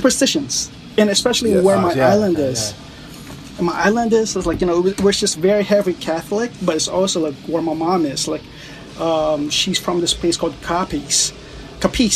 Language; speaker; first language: English; early bilingual, other home language; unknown